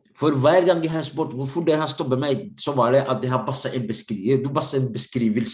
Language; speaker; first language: Norwegian; non-native, fluent; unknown